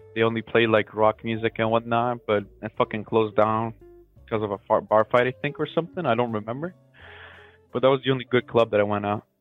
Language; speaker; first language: English; non-native, fluent; Macedonian